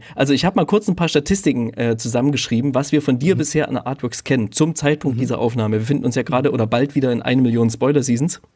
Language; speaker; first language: German; native; German